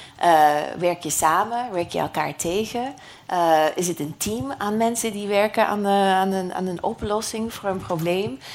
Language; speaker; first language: Dutch; non-native, fluent; English